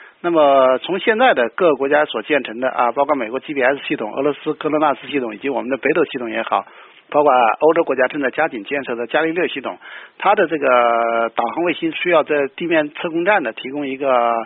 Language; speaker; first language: Chinese; native; Chinese